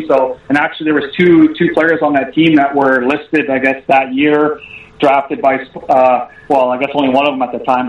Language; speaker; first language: English; native; English